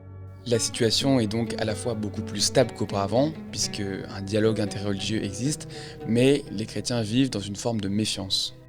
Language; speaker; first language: French; native; French